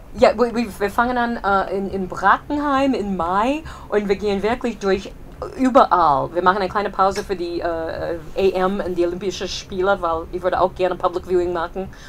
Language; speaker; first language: German; non-native, fluent; English